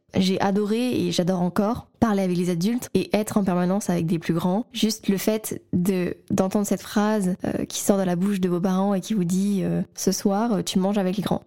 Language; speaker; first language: French; native; French